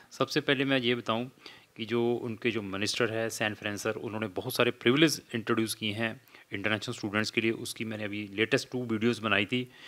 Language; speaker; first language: Hindi; non-native, local second language; Punjabi